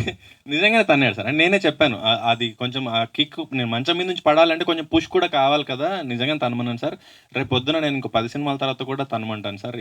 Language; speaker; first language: Telugu; native; Telugu